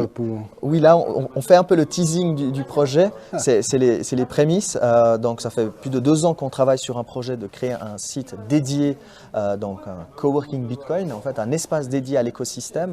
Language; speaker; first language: French; native; French